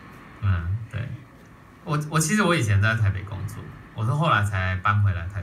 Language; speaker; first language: Chinese; native; Chinese